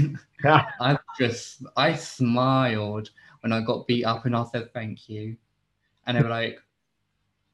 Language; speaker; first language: English; native; English